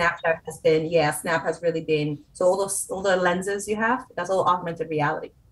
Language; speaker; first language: English; non-native, fluent; Spanish